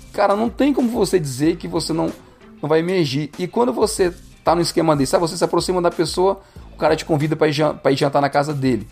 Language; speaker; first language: Portuguese; native; Portuguese